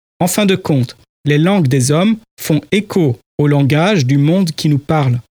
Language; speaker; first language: French; native; French